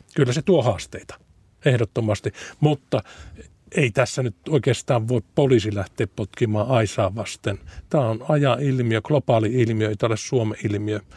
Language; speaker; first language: Finnish; native; Finnish